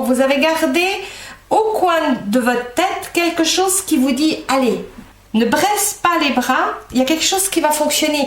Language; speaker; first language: French; native; French